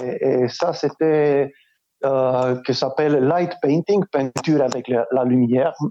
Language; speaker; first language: French; non-native, learner; Romanian